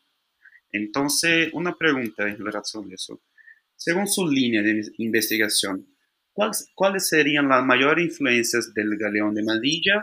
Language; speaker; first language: Spanish; non-native, learner; Portuguese